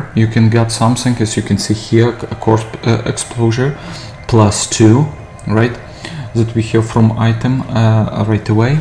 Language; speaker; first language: English; non-native, fluent; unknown